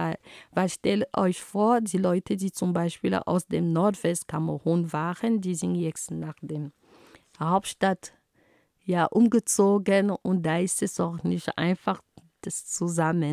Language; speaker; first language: German; non-native, fluent; Ghomala